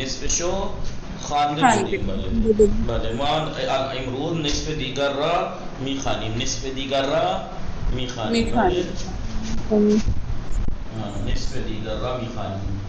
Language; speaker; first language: Persian; non-native, fluent; Urdu